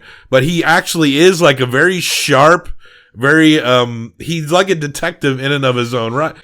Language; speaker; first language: English; native; English